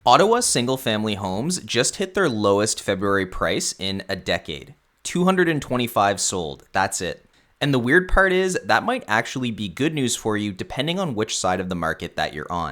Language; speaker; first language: English; native; English